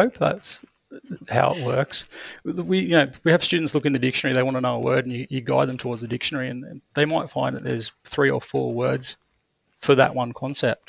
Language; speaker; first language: English; native; English